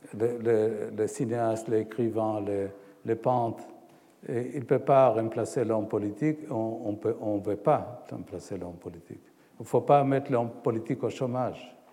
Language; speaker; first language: French; non-native, fluent; Hebrew